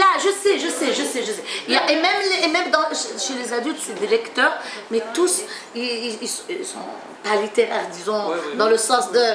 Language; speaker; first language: French; non-native, local second language; Arabic